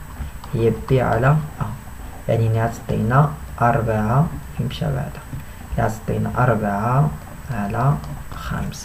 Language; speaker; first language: Arabic; native; Arabic